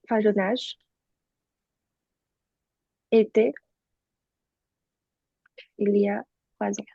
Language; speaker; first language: French; non-native, fluent; Chinese